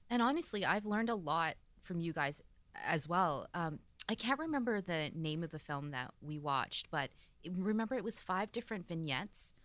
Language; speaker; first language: English; native; English